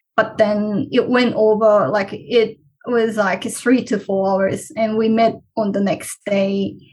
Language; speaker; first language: English; non-native, fluent; Korean